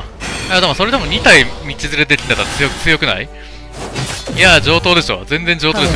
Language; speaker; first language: Japanese; native; Japanese